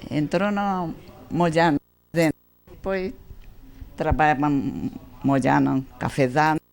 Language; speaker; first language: Portuguese; early bilingual, other home language; Japanese